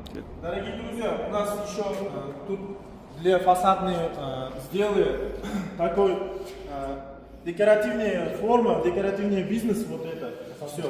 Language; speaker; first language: Russian; non-native, learner; Uzbek